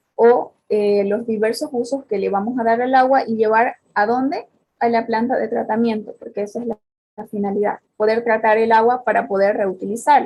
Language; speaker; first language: Spanish; native; Spanish